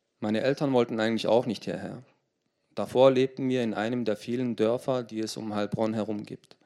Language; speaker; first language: German; early bilingual, other home language; Turkish